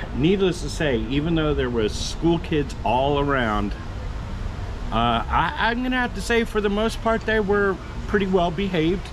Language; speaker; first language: English; native; English